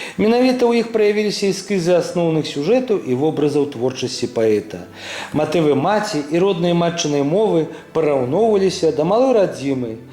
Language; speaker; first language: Belarusian; native; Belarusian